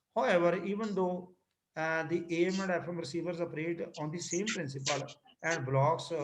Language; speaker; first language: English; non-native, local second language; Punjabi